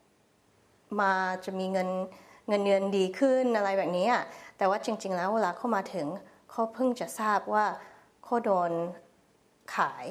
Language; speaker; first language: Thai; early bilingual, heritage; Thai